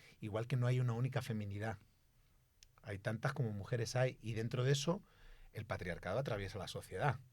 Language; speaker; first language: Spanish; native; Spanish